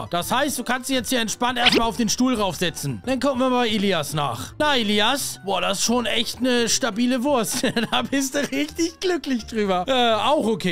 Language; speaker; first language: German; native; German